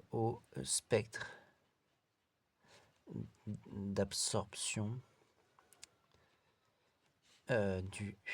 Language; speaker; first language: French; native; French